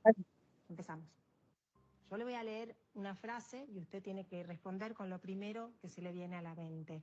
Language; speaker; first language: Spanish; native; Spanish